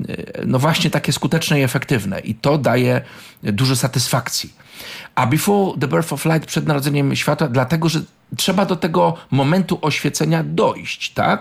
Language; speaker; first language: Polish; native; Polish